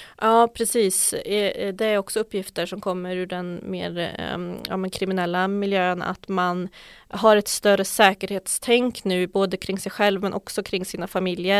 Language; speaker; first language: Swedish; native; Swedish